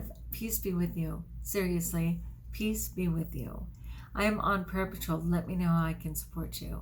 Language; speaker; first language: English; native; English